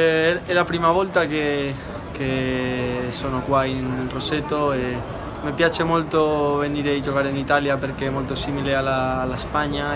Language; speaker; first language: Italian; non-native, learner; Spanish